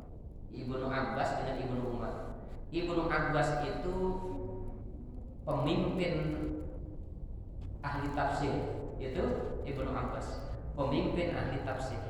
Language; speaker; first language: Indonesian; native; Indonesian